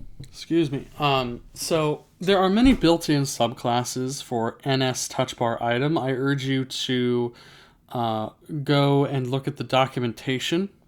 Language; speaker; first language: English; native; English